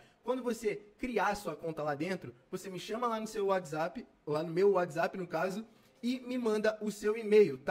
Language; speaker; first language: Portuguese; native; Portuguese